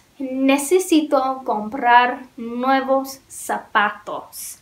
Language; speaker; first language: Spanish; non-native, learner; English